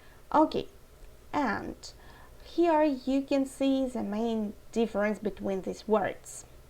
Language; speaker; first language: English; non-native, fluent; Ukrainian